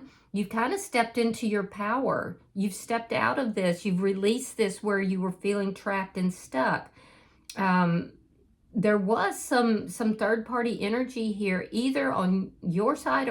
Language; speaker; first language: English; native; English